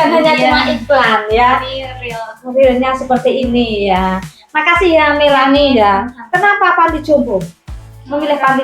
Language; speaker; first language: Indonesian; non-native, local second language; Javanese